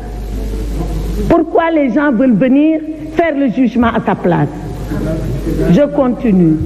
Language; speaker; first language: French; non-native, local second language; Fula